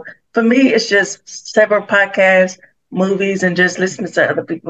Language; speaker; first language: English; native; English